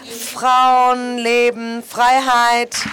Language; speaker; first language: German; non-native, fluent; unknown